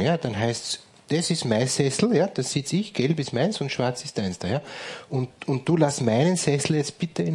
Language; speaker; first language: German; native; German